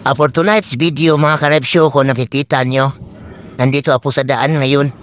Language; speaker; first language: Filipino; non-native, local second language; Cebuano